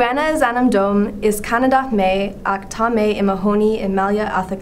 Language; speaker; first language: Irish; non-native, learner; English